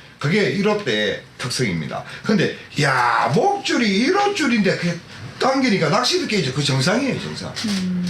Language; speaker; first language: Korean; native; Korean